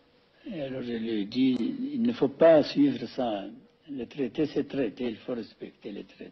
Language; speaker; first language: French; non-native, fluent; Amharic